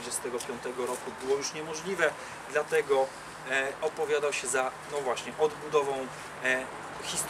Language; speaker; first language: Polish; native; Polish